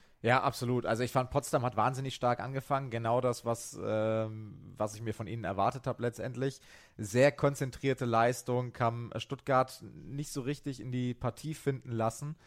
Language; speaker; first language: German; native; German